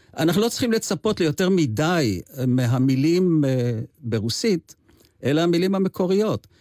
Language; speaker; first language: Hebrew; native; Hebrew